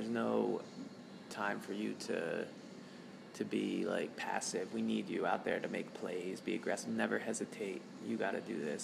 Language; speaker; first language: English; native; English